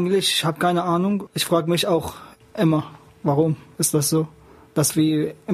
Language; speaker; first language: German; non-native, learner; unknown